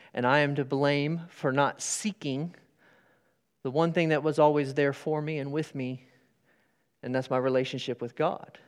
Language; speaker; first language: English; native; English